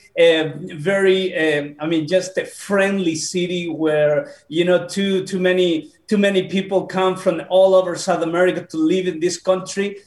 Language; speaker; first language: English; non-native, fluent; Spanish